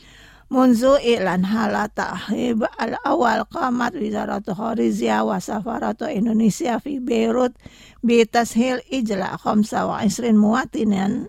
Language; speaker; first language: Arabic; non-native, fluent; Indonesian